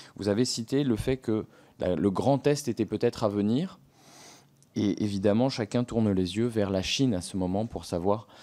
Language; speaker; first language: French; native; French